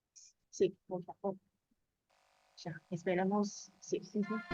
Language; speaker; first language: Spanish; non-native, learner; Chinese